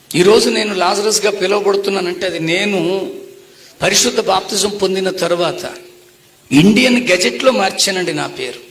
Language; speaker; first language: Telugu; non-native, local second language; Tamil